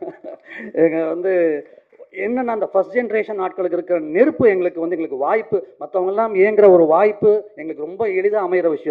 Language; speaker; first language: Tamil; native; Tamil